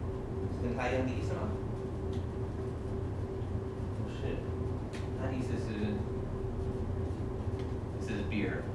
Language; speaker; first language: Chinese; non-native, fluent; English